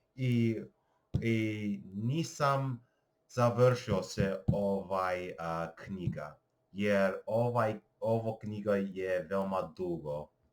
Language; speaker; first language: Bosnian; non-native, learner; English